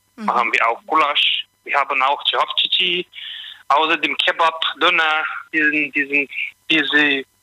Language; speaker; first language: German; non-native, learner; Turkish